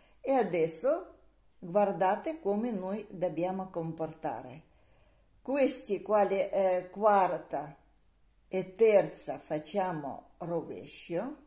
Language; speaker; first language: Italian; non-native, learner; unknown